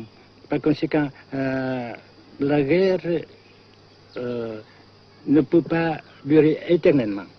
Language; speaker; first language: French; non-native, fluent; Vietnamese